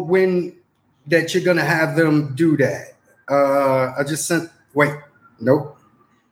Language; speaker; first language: English; native; English